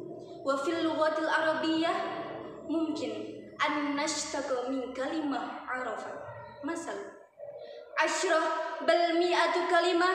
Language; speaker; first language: Arabic; non-native, fluent; Indonesian